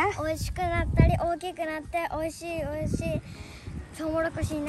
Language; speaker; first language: Japanese; early bilingual, other home language; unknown